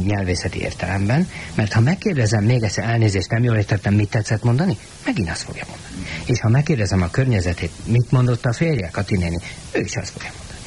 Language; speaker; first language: Hungarian; native; Hungarian